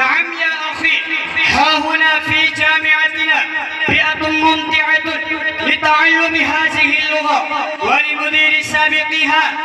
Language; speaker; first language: Arabic; non-native, learner; Urdu